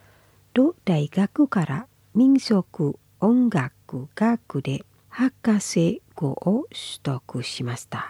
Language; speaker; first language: Japanese; non-native, fluent; Indonesian